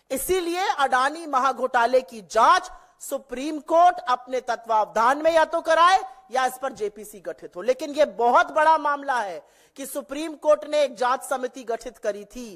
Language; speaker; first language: Hindi; native; Hindi